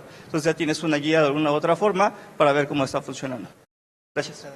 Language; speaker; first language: Spanish; native; Spanish